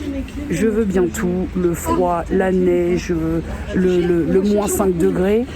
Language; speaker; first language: French; native; French